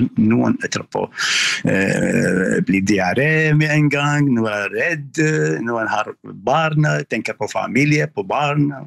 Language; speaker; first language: Norwegian; non-native, learner; Arabic